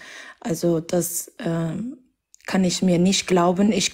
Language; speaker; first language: German; non-native, fluent; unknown